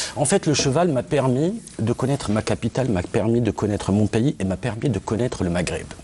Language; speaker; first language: French; non-native, local second language; Arabic